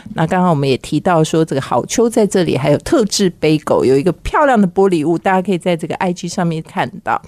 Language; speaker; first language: Chinese; native; Chinese